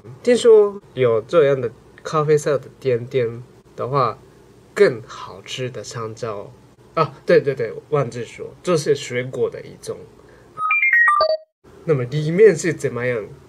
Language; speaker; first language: Chinese; non-native, learner; Japanese